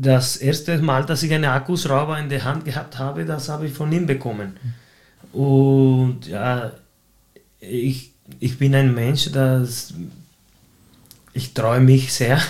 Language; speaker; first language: German; non-native, fluent; Spanish